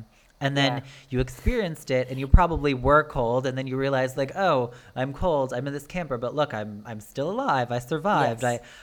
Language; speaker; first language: English; native; English